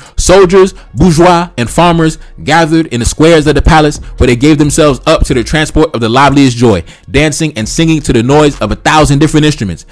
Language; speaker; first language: English; early bilingual, other home language; Haitian Creole